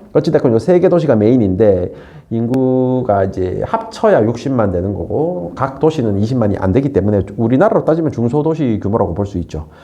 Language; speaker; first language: Korean; native; Korean